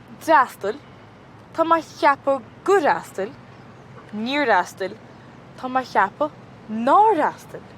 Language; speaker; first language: Irish; native; Irish